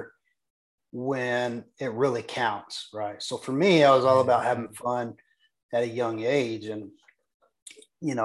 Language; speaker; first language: English; native; English